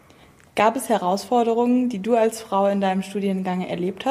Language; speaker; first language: German; native; German